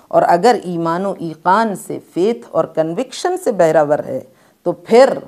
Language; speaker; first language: Urdu; native; Urdu